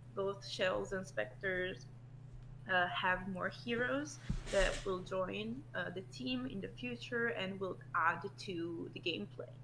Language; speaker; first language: English; non-native, fluent; Italian